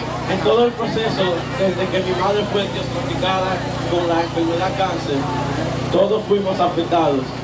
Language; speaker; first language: Spanish; early bilingual, heritage; Spanish